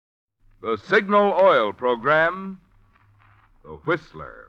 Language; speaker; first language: English; native; English